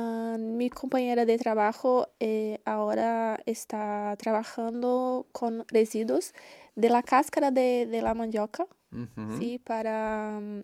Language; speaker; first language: Spanish; non-native, learner; Portuguese